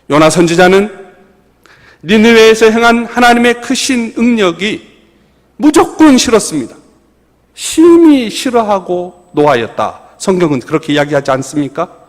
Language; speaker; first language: Korean; native; Korean